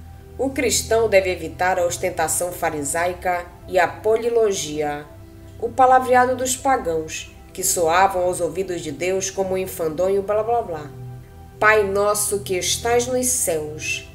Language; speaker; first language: Portuguese; native; Portuguese